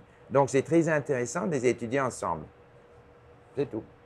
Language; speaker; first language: French; non-native, local second language; English